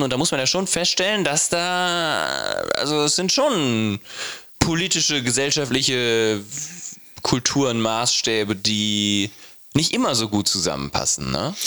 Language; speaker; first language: German; native; German